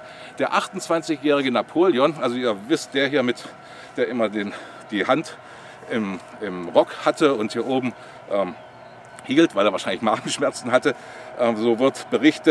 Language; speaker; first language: German; native; German